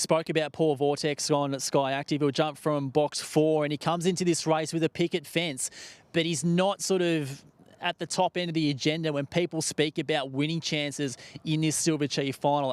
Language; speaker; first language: English; native; English